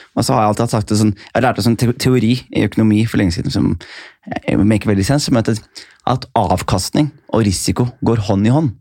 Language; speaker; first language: Norwegian; early bilingual, other home language; Somali